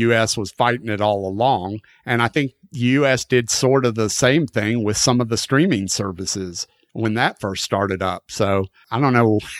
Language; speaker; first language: English; native; English